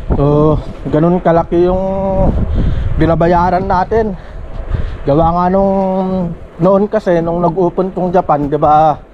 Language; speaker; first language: Filipino; native; Filipino